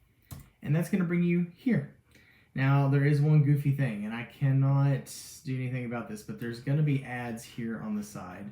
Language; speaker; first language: English; native; English